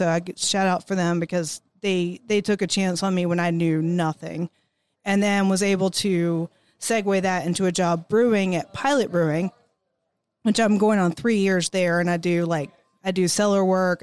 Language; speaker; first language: English; native; English